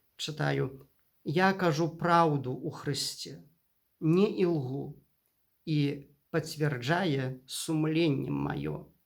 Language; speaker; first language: Belarusian; native; Belarusian